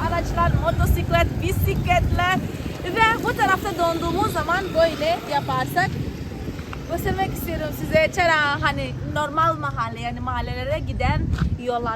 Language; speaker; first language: Turkish; non-native, fluent; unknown